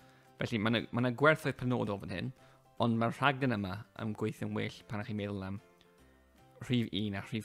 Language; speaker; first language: Welsh; native; Welsh